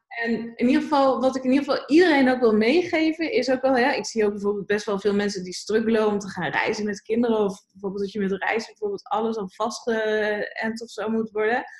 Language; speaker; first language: Dutch; native; Dutch